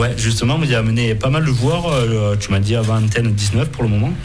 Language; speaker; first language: French; native; French